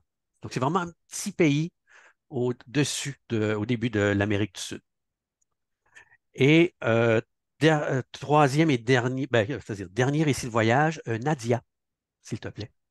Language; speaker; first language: French; native; French